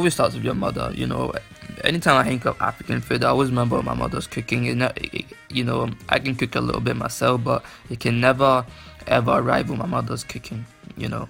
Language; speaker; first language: English; native; English